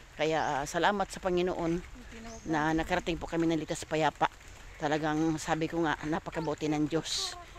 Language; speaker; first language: Filipino; non-native, local second language; Cebuano